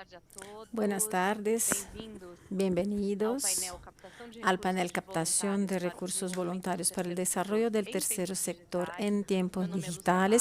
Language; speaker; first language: Spanish; non-native, fluent; Portuguese